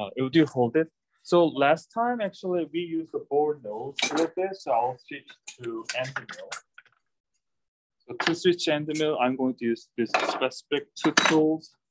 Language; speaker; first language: English; non-native, fluent; Korean